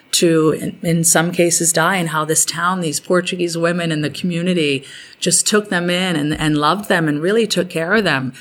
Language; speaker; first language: English; native; English